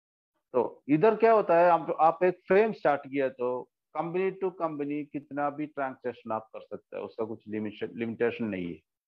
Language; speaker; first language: Hindi; non-native, local second language; Malayalam